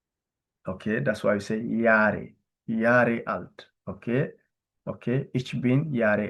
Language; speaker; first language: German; non-native, learner; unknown